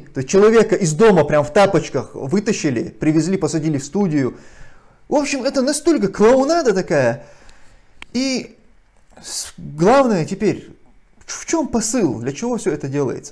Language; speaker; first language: Russian; non-native, local second language; Chechen